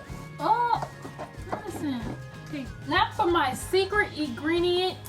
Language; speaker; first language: English; native; English